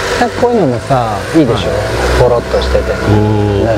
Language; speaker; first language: Japanese; native; Japanese